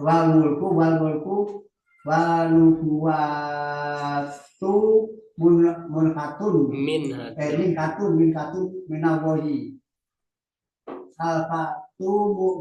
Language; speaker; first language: Arabic; non-native, learner; Indonesian